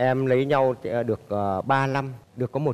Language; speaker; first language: Vietnamese; native; Vietnamese